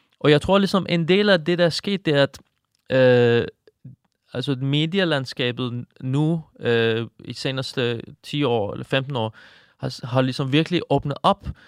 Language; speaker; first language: Danish; non-native, fluent; Persian